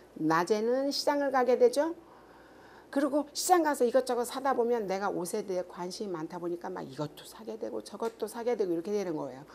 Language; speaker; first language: Korean; native; Korean